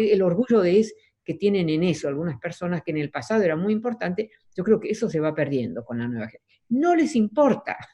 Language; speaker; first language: Spanish; early bilingual, other home language; Dutch